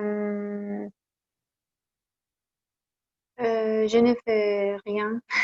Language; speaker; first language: French; non-native, learner; Kazakh